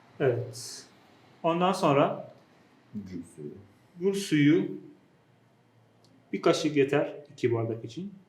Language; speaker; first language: Turkish; non-native, fluent; Persian